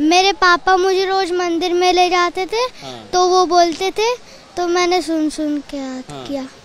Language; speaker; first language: Hindi; native; Hindi